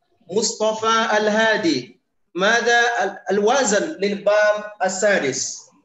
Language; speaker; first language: Arabic; non-native, fluent; Indonesian